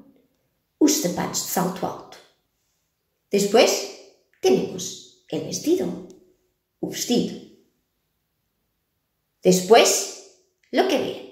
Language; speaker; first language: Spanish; non-native, fluent; Portuguese